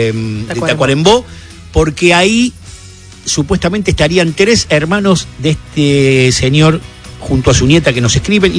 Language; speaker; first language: Spanish; native; Spanish